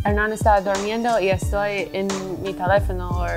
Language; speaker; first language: Spanish; non-native, learner; English